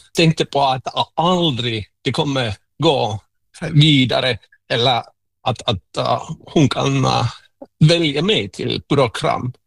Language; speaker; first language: Swedish; non-native, local second language; Finnish